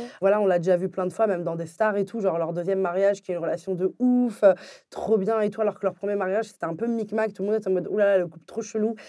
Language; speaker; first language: French; early bilingual, other home language; Arabic